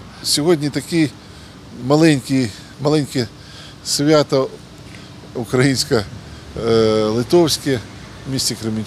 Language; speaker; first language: Ukrainian; native; Ukrainian